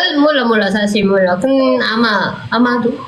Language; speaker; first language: Korean; non-native, learner; Filipino